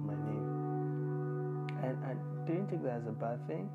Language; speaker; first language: English; non-native, local second language; Igbo